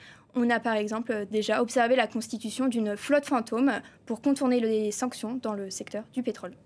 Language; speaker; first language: French; native; French